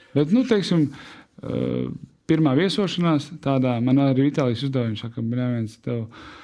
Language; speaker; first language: Latvian; native; Latvian